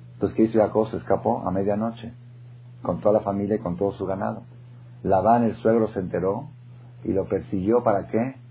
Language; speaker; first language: Spanish; non-native, fluent; Hebrew